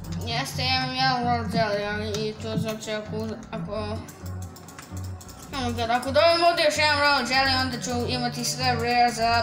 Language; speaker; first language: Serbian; early bilingual, heritage; Serbian